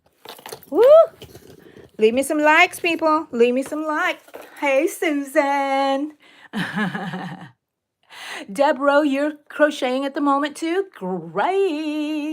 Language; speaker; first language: English; native; English